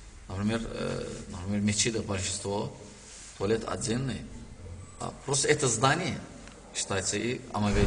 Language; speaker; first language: Russian; non-native, learner; Azerbaijani